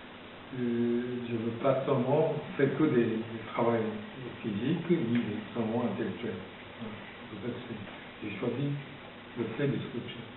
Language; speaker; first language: French; non-native, fluent; Japanese